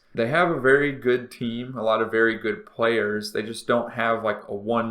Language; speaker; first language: English; native; English